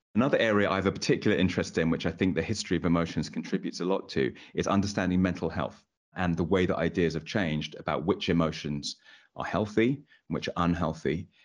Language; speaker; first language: English; native; English